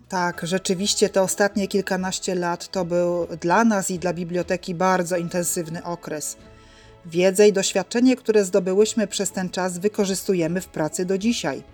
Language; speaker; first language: Polish; native; Polish